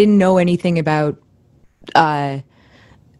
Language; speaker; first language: English; native; English